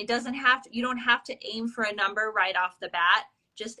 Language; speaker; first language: English; native; English